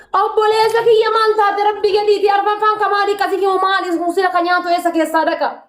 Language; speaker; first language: Oromo; native; Oromo